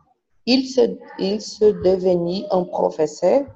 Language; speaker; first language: French; non-native, learner; Portuguese